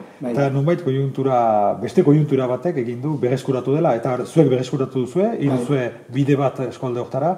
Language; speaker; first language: Basque; native; Basque